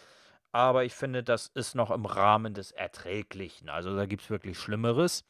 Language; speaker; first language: German; native; German